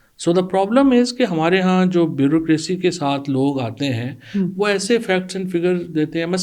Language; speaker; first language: Urdu; non-native, local second language; Punjabi